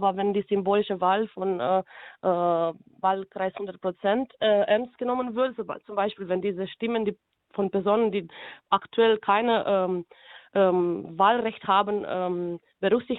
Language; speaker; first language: German; non-native, fluent; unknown